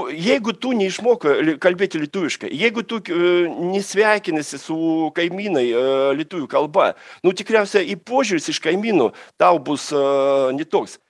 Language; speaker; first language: Lithuanian; non-native, fluent; Russian